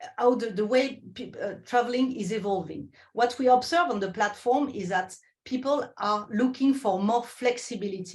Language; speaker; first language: English; non-native, fluent; French